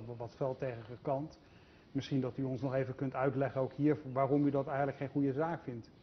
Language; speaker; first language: Dutch; native; Dutch